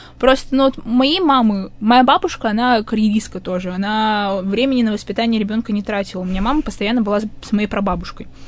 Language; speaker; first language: Russian; native; Russian